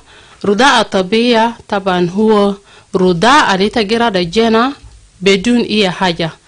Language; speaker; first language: Arabic; non-native, local second language; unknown